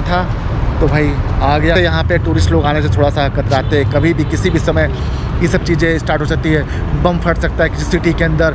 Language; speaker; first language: Hindi; native; Hindi